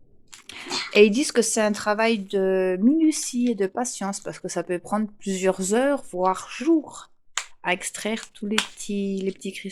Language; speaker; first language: French; native; French